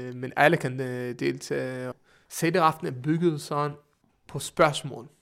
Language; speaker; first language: Danish; non-native, fluent; Hebrew